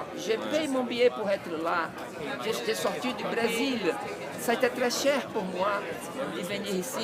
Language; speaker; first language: French; non-native, fluent; Portuguese